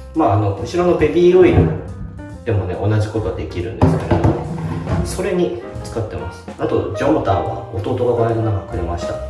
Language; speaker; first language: Japanese; native; Japanese